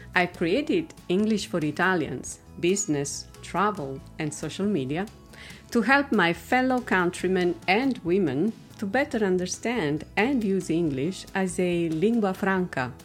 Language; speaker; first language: English; non-native, fluent; Italian